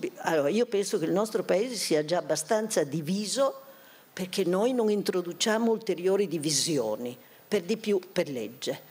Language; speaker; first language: Italian; native; Italian